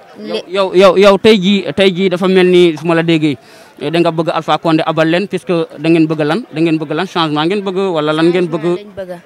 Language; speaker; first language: Wolof; native; Wolof